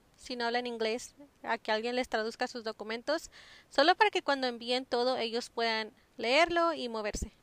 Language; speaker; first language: Spanish; early bilingual, heritage; Spanish